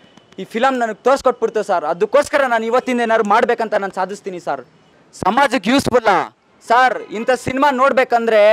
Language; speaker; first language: Kannada; native; Kannada